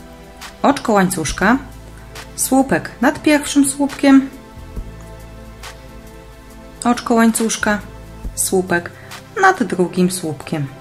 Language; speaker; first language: Polish; native; Polish